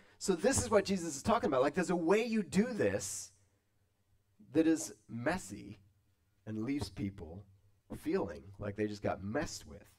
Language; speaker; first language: English; native; English